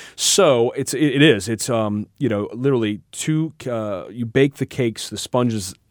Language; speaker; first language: English; native; English